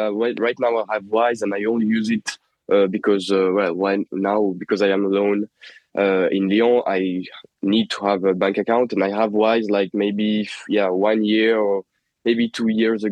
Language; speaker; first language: English; non-native, fluent; French